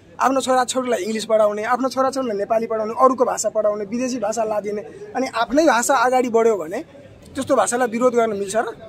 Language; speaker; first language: Nepali; non-native, local second language; Maithili